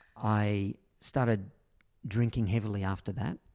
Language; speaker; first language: English; native; English